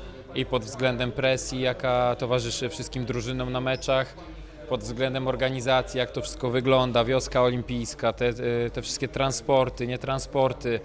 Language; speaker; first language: Polish; native; Polish